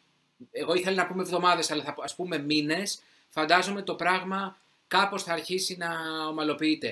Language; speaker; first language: Greek; native; Greek